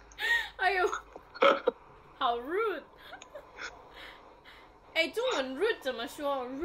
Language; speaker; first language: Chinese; non-native, learner; Indonesian